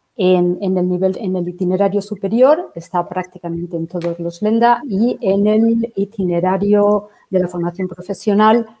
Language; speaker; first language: Spanish; native; Spanish